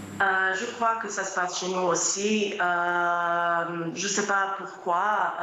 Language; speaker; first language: French; non-native, fluent; Croatian